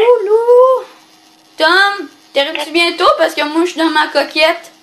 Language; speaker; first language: French; native; French